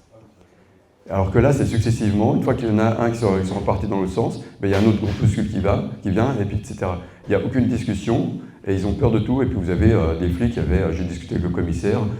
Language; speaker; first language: French; native; French